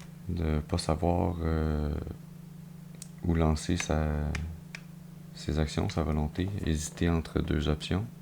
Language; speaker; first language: French; native; French